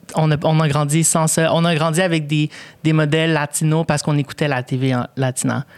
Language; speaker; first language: French; early bilingual, other home language; Spanish